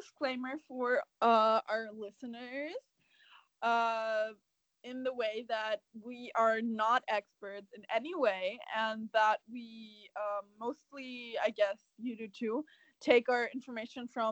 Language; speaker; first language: English; non-native, fluent; German